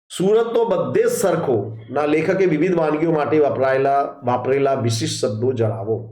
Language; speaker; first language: Hindi; non-native, local second language; Gujarati